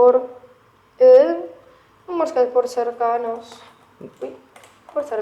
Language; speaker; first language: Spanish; non-native, fluent; Russian